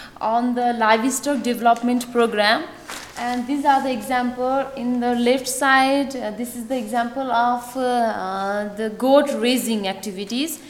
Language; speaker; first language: English; non-native, fluent; Nepali